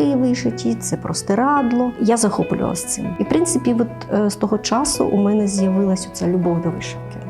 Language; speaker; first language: Ukrainian; native; Ukrainian